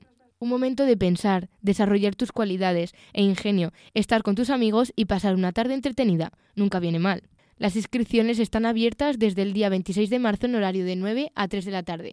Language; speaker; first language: Spanish; native; Spanish